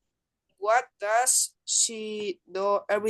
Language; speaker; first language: English; non-native, learner; Spanish